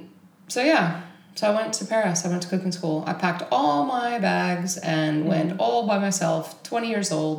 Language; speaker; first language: English; native; English